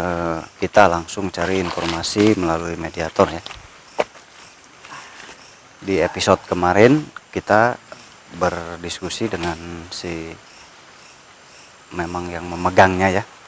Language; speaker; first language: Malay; non-native, local second language; Sundanese